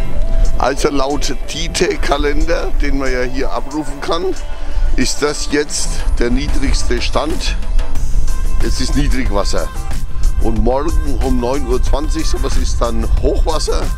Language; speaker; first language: German; native; German